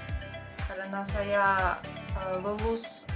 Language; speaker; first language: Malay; non-native, learner; Russian